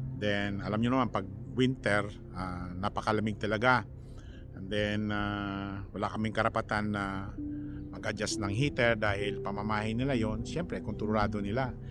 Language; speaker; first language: Filipino; native; Filipino